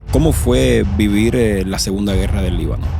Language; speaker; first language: Spanish; native; Spanish